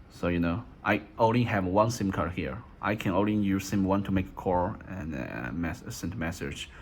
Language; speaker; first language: English; non-native, learner; Chinese